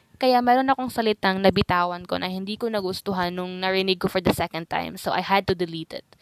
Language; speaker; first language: Filipino; non-native, fluent; Cebuano